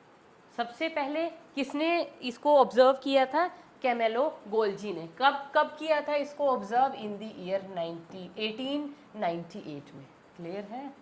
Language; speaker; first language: Hindi; native; Hindi